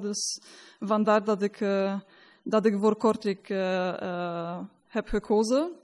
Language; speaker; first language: Dutch; non-native, fluent; Polish